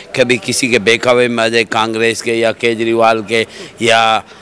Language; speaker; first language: Hindi; native; Hindi